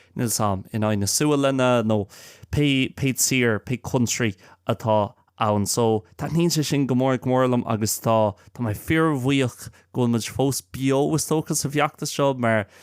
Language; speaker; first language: Irish; non-native, local second language; English